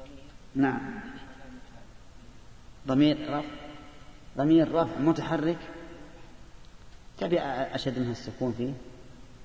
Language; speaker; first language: Arabic; native; Arabic